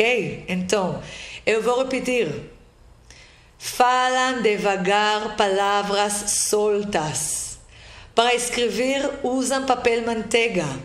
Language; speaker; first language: Portuguese; non-native, fluent; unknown